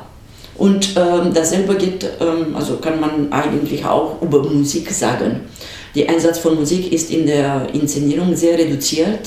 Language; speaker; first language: German; non-native, fluent; Romanian